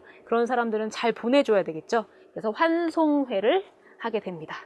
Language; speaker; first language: Korean; native; Korean